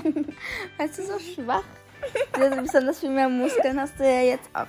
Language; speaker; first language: German; native; German